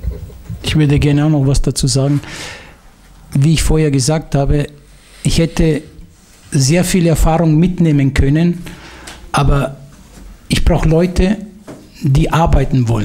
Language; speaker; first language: German; non-native, fluent; Italian